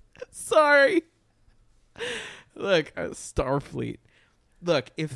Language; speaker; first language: English; early bilingual, other home language; Spanish